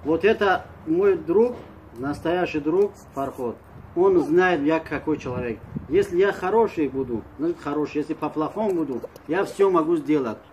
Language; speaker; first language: Russian; non-native, learner; Tajik